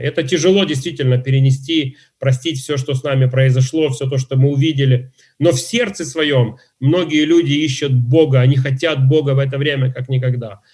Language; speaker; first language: Russian; native; Russian